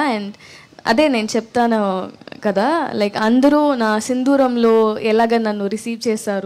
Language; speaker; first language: Telugu; non-native, fluent; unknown